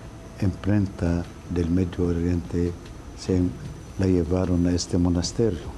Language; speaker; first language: Spanish; non-native, fluent; Arabic